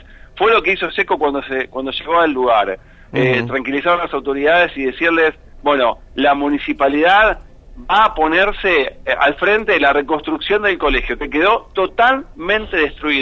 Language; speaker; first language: Spanish; native; Spanish